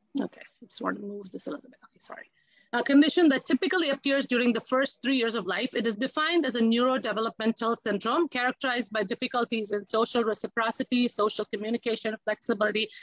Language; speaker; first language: English; non-native, local second language; Tamil